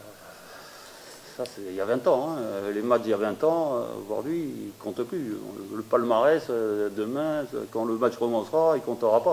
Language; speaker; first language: French; native; French